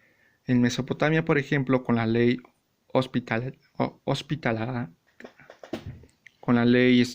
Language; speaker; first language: Spanish; native; Spanish